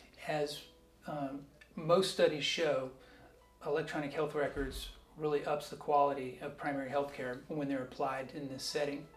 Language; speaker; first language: English; native; English